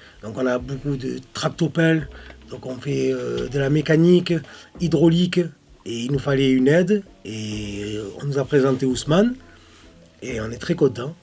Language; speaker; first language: French; native; French